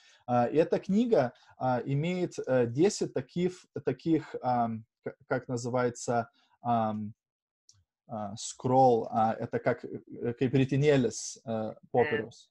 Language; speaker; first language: Russian; non-native, fluent; Lithuanian